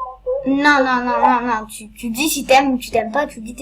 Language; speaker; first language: French; native; French